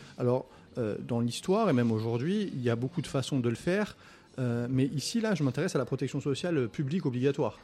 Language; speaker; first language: French; native; French